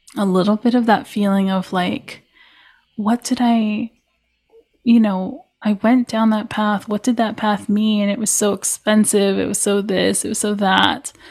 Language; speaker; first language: English; native; English